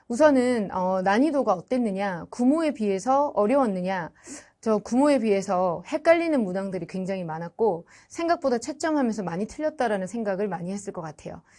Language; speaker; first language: Korean; native; Korean